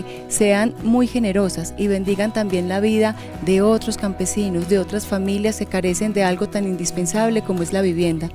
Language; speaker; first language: Spanish; native; Spanish